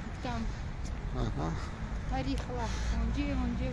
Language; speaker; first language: Turkish; non-native, learner; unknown